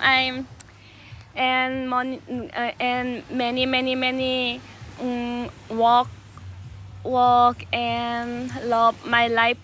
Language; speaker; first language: English; non-native, learner; Korean